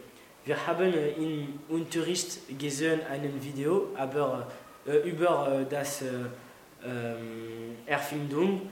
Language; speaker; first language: German; non-native, learner; French